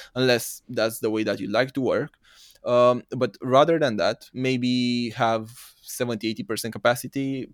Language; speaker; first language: English; non-native, fluent; Romanian